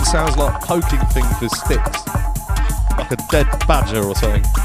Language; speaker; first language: English; native; English